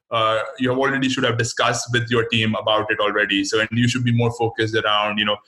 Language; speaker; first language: English; non-native, local second language; Hindi